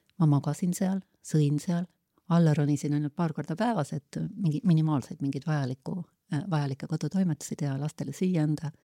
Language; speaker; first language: Estonian; native; Estonian